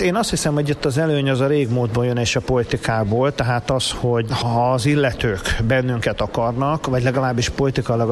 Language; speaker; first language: Hungarian; native; Hungarian